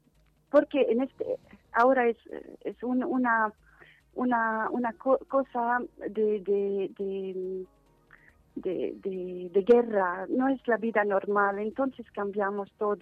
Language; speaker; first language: Spanish; non-native, fluent; Arabic